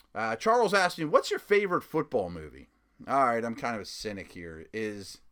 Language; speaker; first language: English; native; English